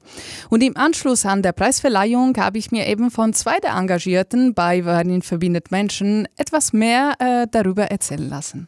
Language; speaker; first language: German; native; German